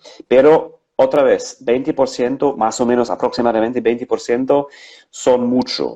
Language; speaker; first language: Spanish; non-native, fluent; German